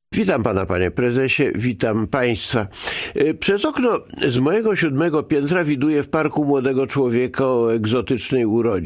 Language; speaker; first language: Polish; native; Polish